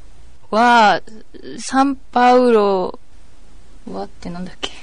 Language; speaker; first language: Japanese; native; Japanese